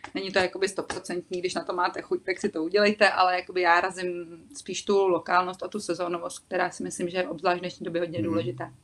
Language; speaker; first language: Czech; native; Czech